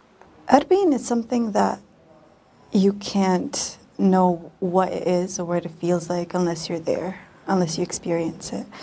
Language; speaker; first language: English; non-native, fluent; Bosnian